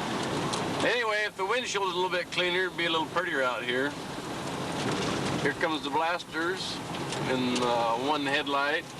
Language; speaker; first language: English; native; English